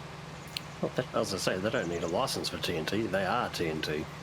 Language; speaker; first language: English; native; English